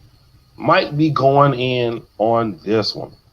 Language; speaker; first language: English; native; English